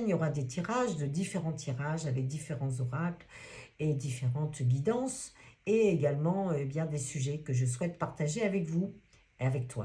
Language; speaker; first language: French; native; French